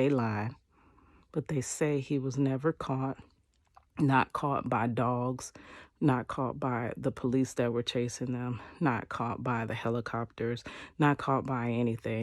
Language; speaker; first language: English; native; English